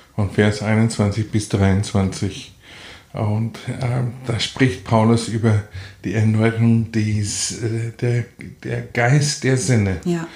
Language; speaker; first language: German; non-native, fluent; Afrikaans